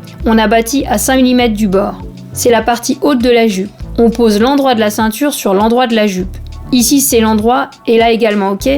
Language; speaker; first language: French; native; French